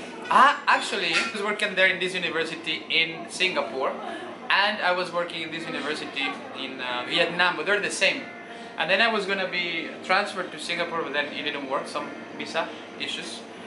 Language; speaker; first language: English; non-native, fluent; Spanish